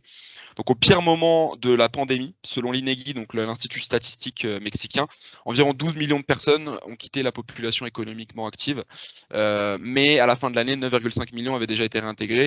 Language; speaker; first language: French; native; French